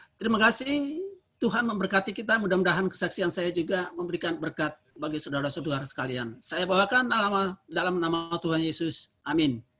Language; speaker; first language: Indonesian; native; Indonesian